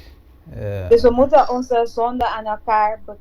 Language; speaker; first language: Dutch; non-native, local second language; Papiamento